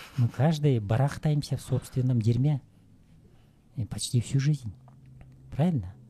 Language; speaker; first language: Russian; non-native, local second language; Kyrgyz